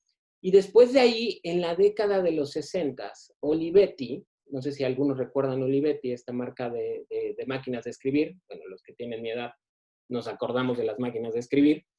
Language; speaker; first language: Spanish; native; Spanish